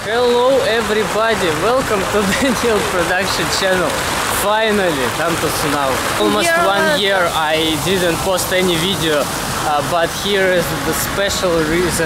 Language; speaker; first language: English; non-native, learner; Russian